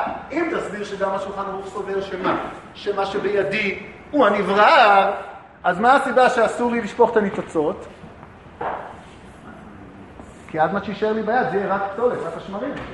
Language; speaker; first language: Hebrew; native; Hebrew